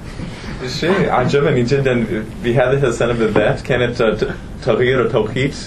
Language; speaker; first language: Arabic; non-native, learner; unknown